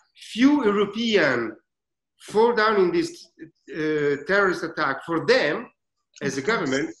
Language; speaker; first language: English; non-native, learner; Italian